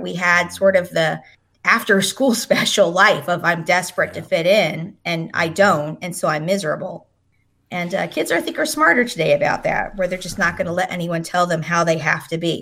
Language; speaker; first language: English; native; English